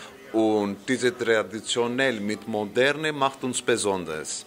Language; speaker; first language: German; non-native, fluent; Greek